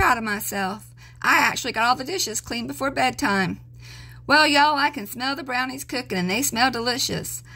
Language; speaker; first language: English; native; English